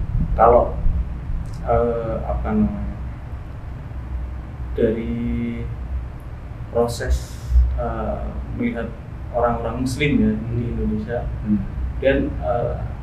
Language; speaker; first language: Indonesian; native; Indonesian